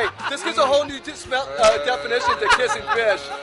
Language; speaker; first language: English; native; English